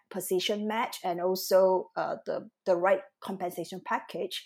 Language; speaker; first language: English; non-native, local second language; Cantonese